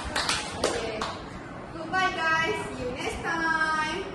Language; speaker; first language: English; non-native, learner; Malay